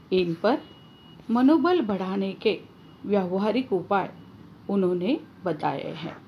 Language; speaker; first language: Hindi; non-native, local second language; Marathi